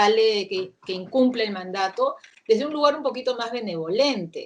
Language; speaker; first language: Spanish; native; Spanish